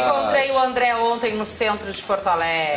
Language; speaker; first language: Portuguese; native; Portuguese